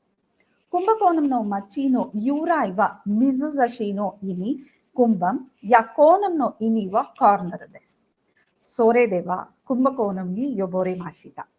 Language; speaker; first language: Japanese; non-native, fluent; Tamil